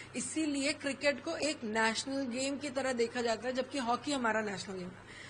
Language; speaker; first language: Hindi; native; Hindi